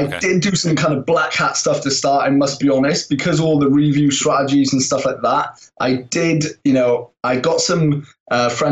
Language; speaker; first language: English; native; English